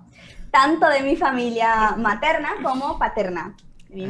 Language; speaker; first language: Spanish; non-native, fluent; Portuguese